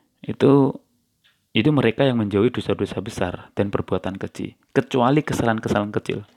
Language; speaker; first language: Indonesian; non-native, local second language; Javanese